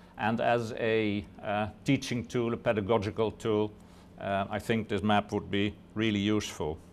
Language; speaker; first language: English; non-native, fluent; Dutch